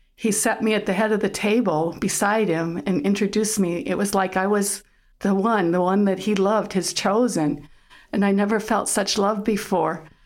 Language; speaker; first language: English; early bilingual, other home language; German